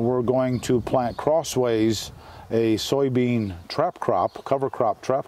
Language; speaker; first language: English; native; English